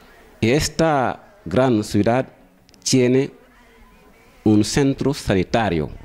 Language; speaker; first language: Spanish; non-native, fluent; Wolof